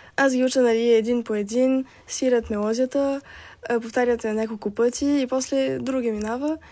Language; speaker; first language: Bulgarian; early bilingual, heritage; Bulgarian